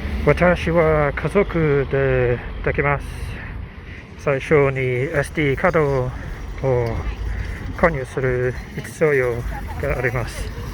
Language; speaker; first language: Japanese; non-native, learner; English